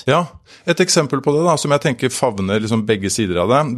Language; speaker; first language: Norwegian; native; Norwegian